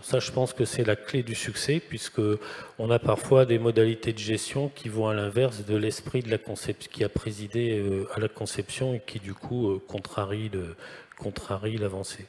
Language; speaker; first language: French; native; French